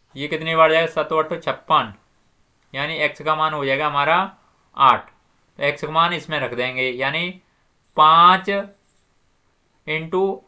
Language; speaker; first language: Hindi; native; Hindi